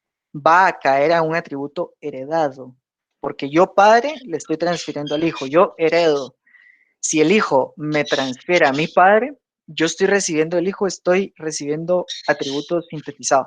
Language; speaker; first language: Spanish; native; Spanish